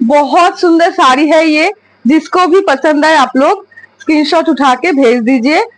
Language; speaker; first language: Hindi; non-native, local second language; Bangla